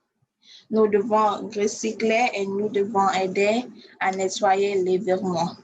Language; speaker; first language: French; non-native, learner; English